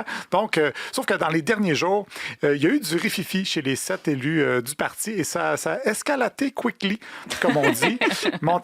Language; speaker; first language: French; native; French